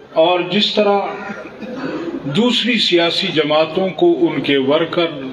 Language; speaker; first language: Urdu; non-native, local second language; Pashto